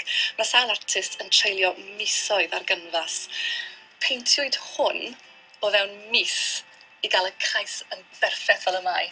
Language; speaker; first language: Welsh; native; Welsh